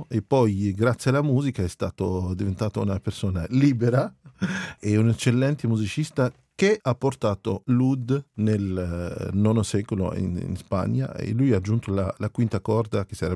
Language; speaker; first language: Italian; non-native, fluent; Arabic